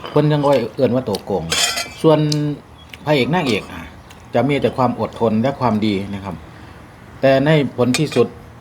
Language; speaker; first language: Thai; native; Thai